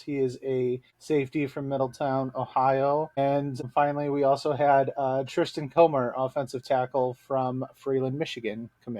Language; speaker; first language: English; native; English